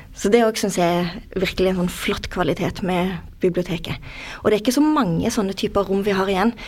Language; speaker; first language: Norwegian; native; Norwegian